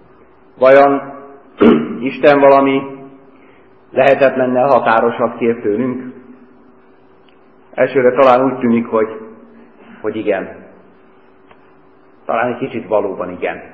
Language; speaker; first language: Hungarian; native; Hungarian